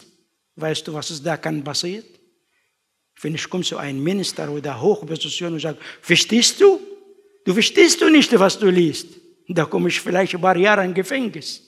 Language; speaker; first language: German; non-native, learner; Arabic